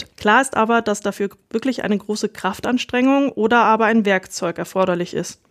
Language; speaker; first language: German; native; German